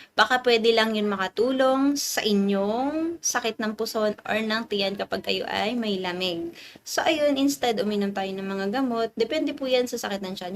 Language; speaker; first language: Filipino; native; Filipino